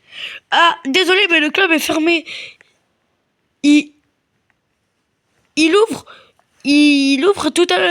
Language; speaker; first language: French; native; French